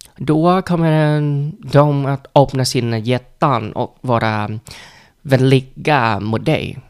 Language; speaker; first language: Swedish; non-native, learner; Vietnamese